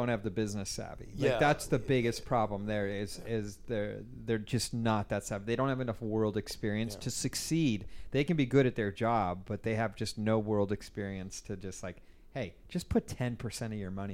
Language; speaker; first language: English; native; English